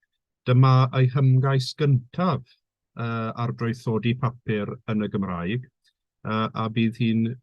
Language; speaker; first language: Welsh; native; Welsh